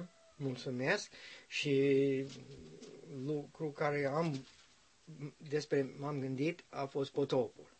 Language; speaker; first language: Romanian; non-native, learner; English